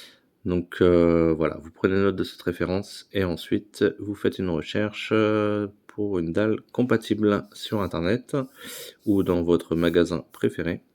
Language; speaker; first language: French; native; French